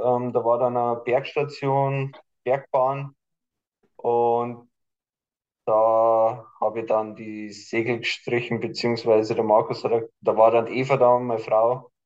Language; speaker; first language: German; native; German